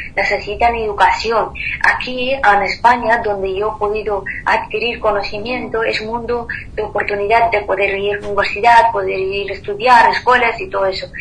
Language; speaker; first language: Spanish; non-native, fluent; Persian